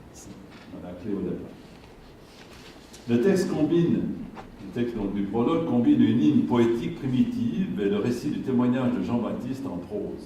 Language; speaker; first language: French; native; French